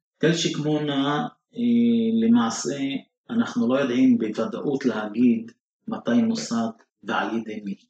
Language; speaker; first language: Hebrew; non-native, local second language; Arabic